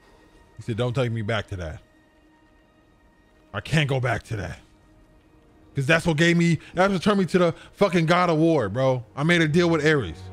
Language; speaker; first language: English; native; English